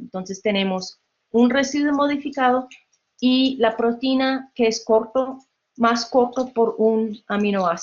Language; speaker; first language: Spanish; non-native, fluent; English